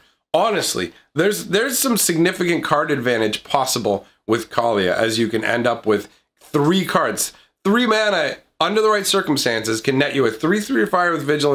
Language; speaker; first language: English; native; English